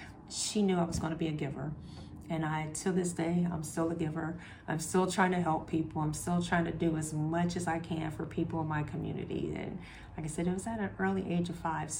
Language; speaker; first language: English; native; English